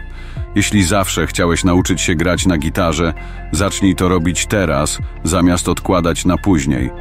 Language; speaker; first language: Polish; native; Polish